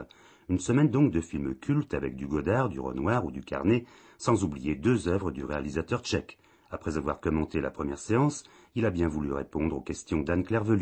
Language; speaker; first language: French; native; French